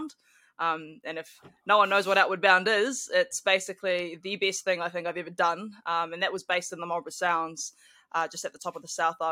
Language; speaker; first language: English; native; English